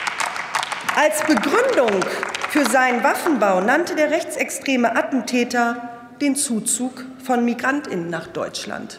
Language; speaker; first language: German; early bilingual, other home language; Turkish